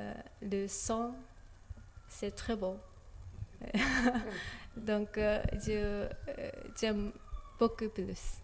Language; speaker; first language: French; non-native, learner; Japanese